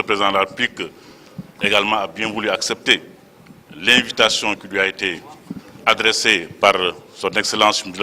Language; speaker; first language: French; non-native, local second language; Wolof